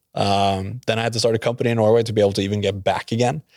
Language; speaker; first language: English; non-native, fluent; Norwegian